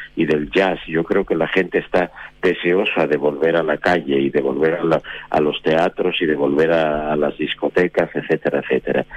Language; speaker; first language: Spanish; native; Spanish